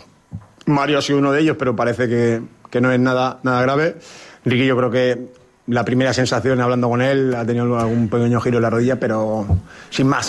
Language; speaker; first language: Spanish; native; Spanish